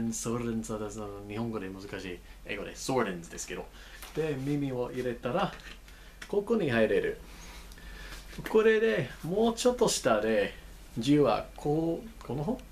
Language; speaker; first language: Japanese; non-native, learner; English